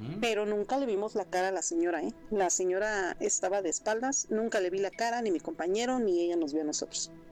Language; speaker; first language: Spanish; native; Spanish